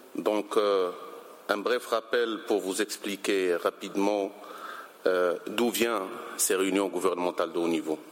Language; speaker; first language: French; non-native, local second language; Arabic